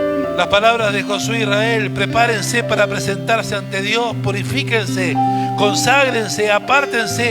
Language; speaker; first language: Spanish; native; Spanish